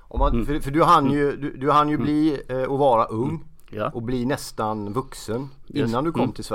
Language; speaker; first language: Swedish; native; Swedish